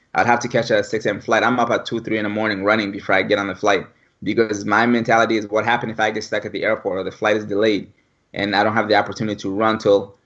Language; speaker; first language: English; early bilingual, other home language; French